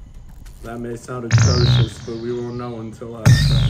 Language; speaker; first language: English; native; English